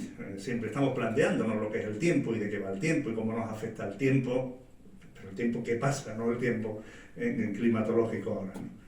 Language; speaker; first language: Spanish; native; Spanish